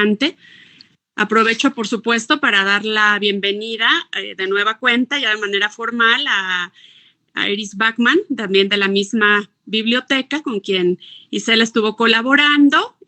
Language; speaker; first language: Spanish; native; Spanish